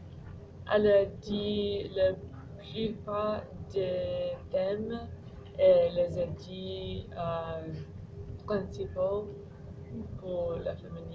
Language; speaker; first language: French; non-native, learner; English